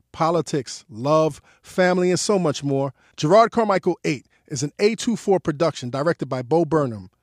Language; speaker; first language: English; early bilingual, other home language; Haitian Creole